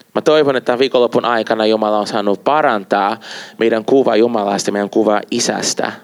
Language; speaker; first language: Finnish; non-native, fluent; Portuguese